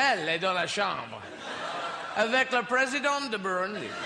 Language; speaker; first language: French; non-native, learner; English